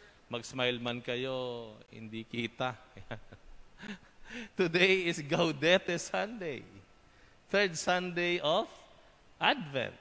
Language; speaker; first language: English; non-native, local second language; Filipino